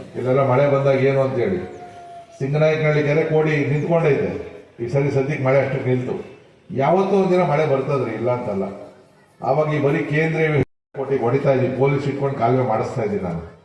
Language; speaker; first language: Kannada; native; Kannada